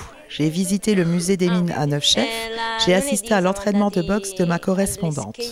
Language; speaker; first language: French; non-native, learner; Italian